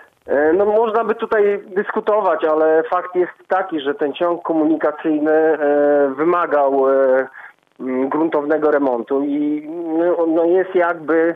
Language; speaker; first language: Polish; native; Polish